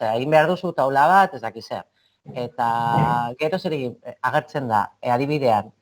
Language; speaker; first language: Basque; non-native, local second language; Spanish